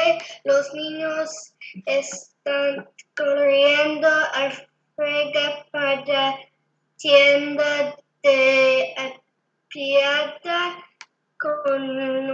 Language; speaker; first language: Spanish; non-native, learner; English